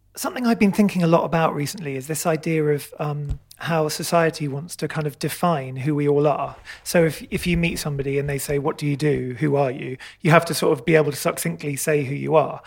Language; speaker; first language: English; native; English